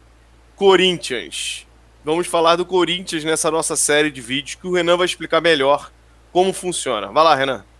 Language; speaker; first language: Portuguese; native; Portuguese